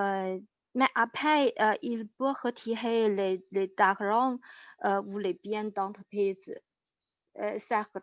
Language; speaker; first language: French; non-native, learner; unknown